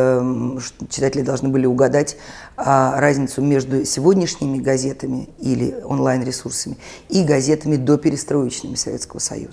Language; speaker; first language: Russian; native; Russian